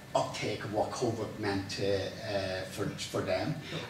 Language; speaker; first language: English; native; English